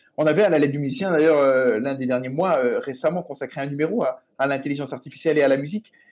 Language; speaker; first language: French; native; French